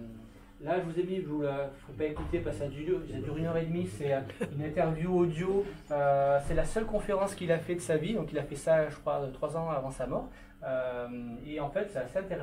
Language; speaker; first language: French; native; French